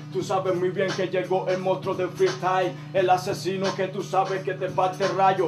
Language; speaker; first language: Spanish; native; Spanish